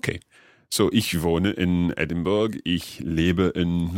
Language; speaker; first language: German; non-native, learner; English